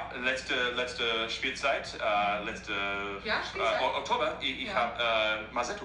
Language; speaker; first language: German; non-native, learner; English